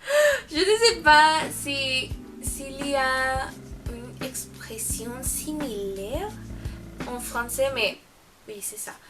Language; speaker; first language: French; non-native, learner; Spanish